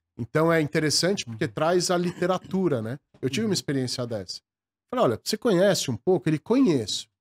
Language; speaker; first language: Portuguese; native; Portuguese